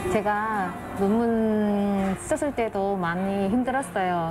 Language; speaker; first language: Korean; non-native, fluent; Vietnamese